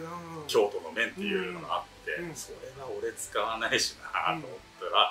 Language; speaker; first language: Japanese; native; Japanese